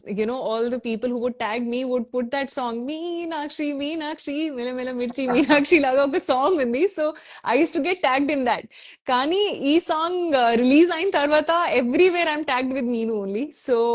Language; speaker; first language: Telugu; non-native, learner; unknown